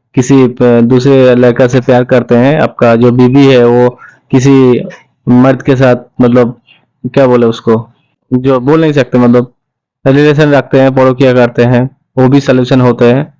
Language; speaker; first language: Hindi; non-native, local second language; Bangla